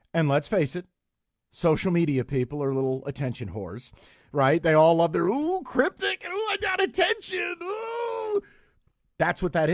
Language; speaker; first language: English; native; English